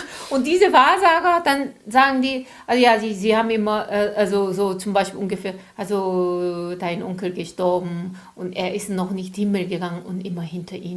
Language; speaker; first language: German; non-native, learner; Korean